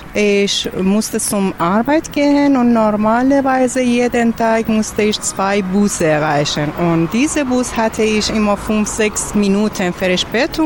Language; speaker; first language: German; non-native, learner; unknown